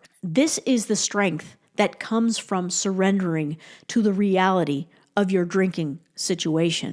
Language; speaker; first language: English; native; English